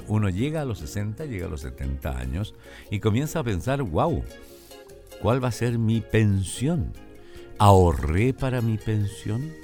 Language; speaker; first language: Spanish; native; Spanish